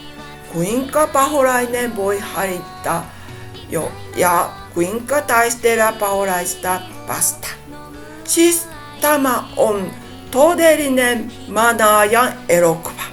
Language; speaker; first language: Finnish; non-native, learner; Japanese